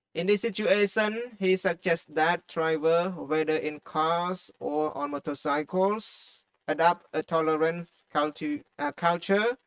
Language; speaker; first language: English; non-native, fluent; Khmer